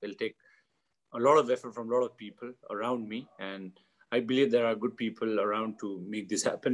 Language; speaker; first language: English; non-native, local second language; Nepali